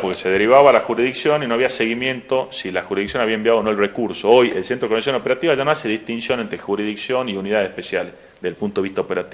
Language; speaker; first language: Spanish; native; Spanish